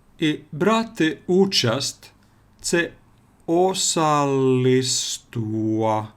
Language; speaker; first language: Ukrainian; non-native, learner; Finnish